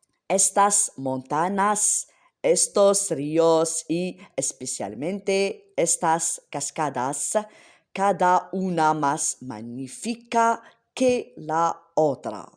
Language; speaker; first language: Spanish; non-native, learner; Arabic